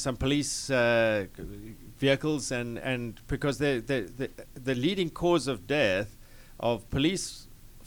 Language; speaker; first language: English; native; English